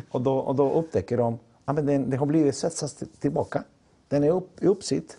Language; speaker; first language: Swedish; non-native, fluent; Spanish